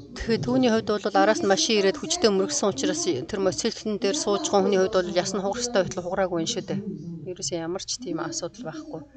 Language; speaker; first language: Mongolian; non-native, fluent; Korean